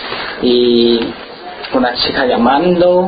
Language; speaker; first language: Spanish; non-native, learner; Chinese